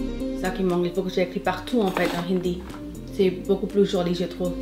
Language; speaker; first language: French; non-native, fluent; Hindi